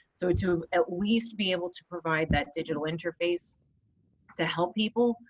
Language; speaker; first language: English; native; English